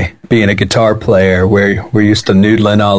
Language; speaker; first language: English; native; English